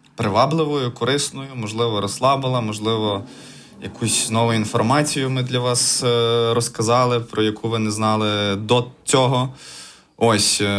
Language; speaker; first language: Ukrainian; native; Ukrainian